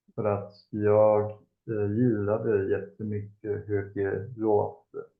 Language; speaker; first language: Swedish; non-native, fluent; Spanish